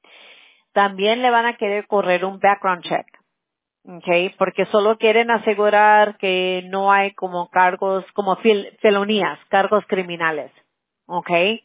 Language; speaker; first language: Spanish; early bilingual, heritage; Spanish